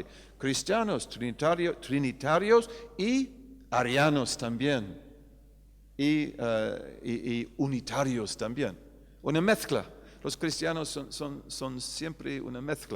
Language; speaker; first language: Spanish; non-native, fluent; English